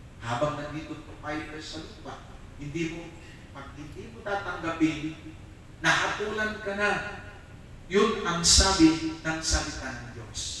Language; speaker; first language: Filipino; non-native, local second language; Iloko